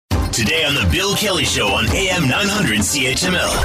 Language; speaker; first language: English; native; English